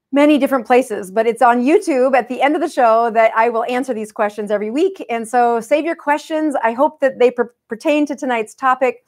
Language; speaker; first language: English; native; English